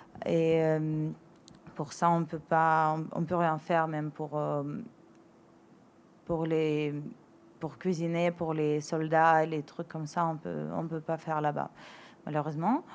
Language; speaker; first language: French; non-native, fluent; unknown